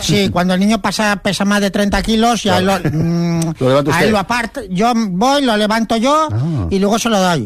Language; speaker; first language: Spanish; native; Spanish